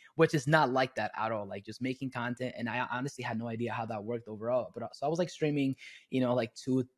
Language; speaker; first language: English; early bilingual, other home language; Spanish